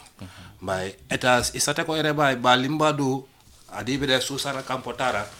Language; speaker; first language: Basque; non-native, learner; Wolof